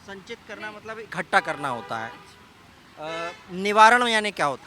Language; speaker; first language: Hindi; native; Hindi